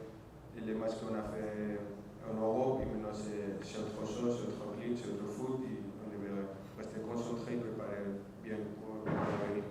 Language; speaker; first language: French; non-native, fluent; Spanish